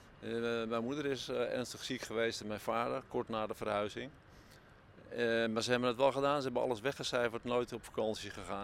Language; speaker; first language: Dutch; native; Dutch